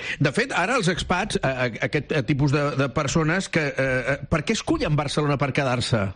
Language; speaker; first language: Catalan; non-native, local second language; Spanish